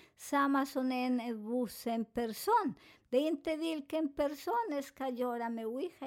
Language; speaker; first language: Swedish; non-native, fluent; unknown